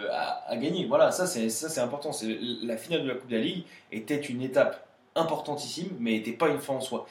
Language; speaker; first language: French; native; French